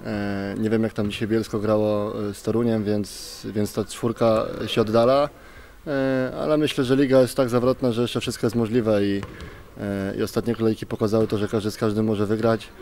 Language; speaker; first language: Polish; native; Polish